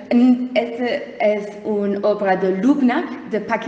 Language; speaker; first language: Spanish; non-native, learner; English